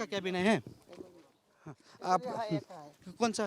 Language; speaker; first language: Hindi; non-native, local second language; Kannada